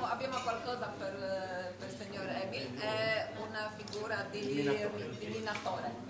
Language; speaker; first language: Italian; non-native, learner; Polish